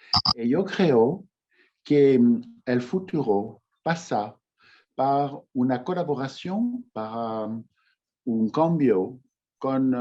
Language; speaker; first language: Spanish; non-native, fluent; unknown